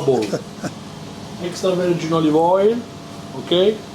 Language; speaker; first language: English; non-native, learner; Italian